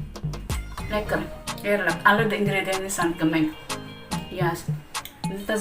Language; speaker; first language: Dutch; non-native, learner; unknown